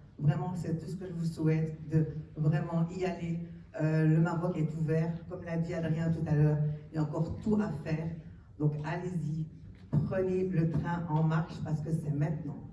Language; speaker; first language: French; early bilingual, other home language; Arabic